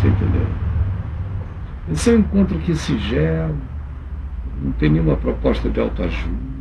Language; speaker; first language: Portuguese; native; Portuguese